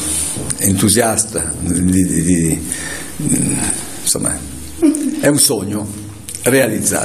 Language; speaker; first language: Italian; native; Italian